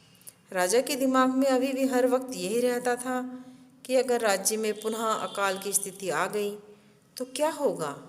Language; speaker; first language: Hindi; native; Hindi